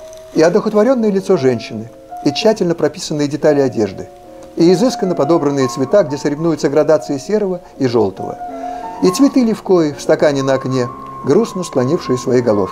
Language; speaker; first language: Russian; native; Russian